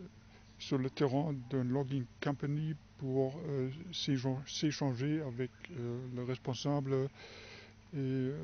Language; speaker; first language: French; non-native, fluent; German